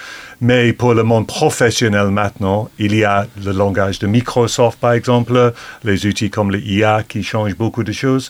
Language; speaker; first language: French; non-native, fluent; English